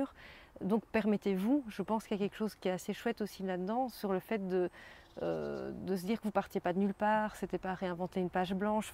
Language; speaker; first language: French; native; French